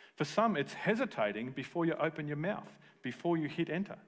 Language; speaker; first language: English; native; English